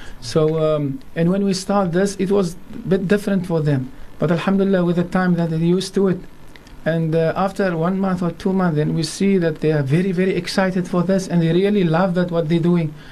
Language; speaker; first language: English; non-native, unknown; Arabic